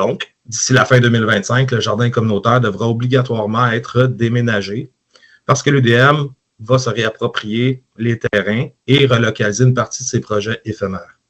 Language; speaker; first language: French; native; French